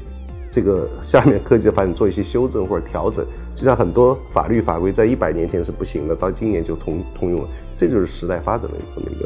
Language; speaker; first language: Chinese; native; Chinese